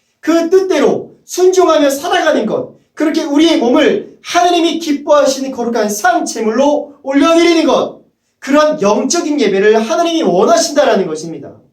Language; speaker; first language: Korean; native; Korean